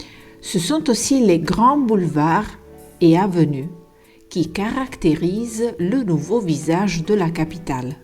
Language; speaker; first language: French; non-native, fluent; Italian